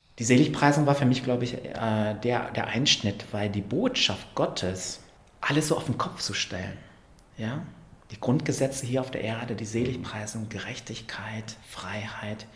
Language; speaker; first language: German; early bilingual, other home language; Vietnamese